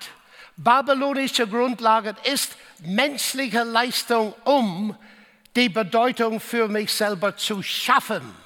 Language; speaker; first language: German; non-native, fluent; English